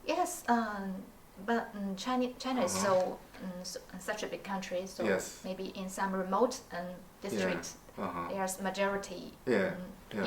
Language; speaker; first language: English; non-native, learner; Chinese